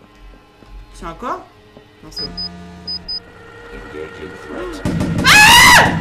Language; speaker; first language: French; native; French